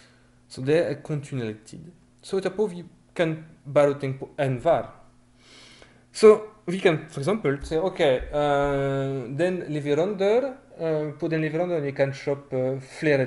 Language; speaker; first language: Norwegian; non-native, fluent; French